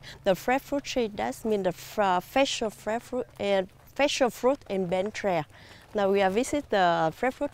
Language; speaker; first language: English; non-native, learner; Vietnamese